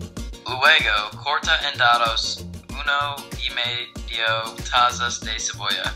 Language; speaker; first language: Spanish; non-native, learner; English